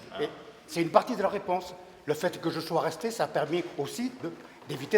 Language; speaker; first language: French; native; French